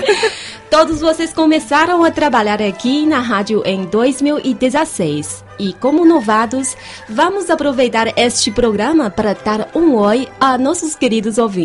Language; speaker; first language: Portuguese; non-native, fluent; Chinese